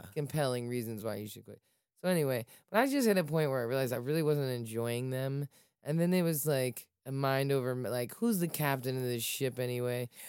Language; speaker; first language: English; native; English